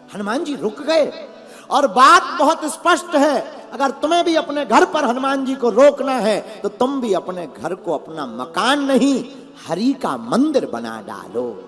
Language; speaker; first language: Hindi; native; Hindi